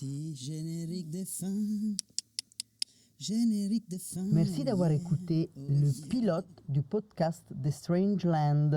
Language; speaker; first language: French; non-native, fluent; Italian